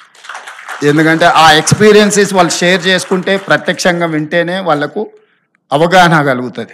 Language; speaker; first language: Telugu; native; Telugu